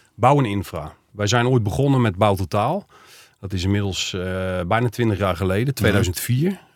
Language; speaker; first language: Dutch; native; Dutch